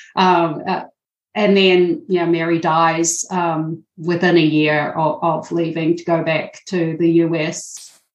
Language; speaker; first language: English; native; English